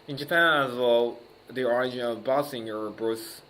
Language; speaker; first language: English; non-native, learner; Japanese